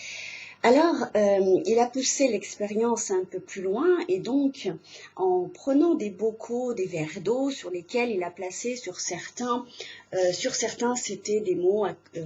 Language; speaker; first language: French; native; French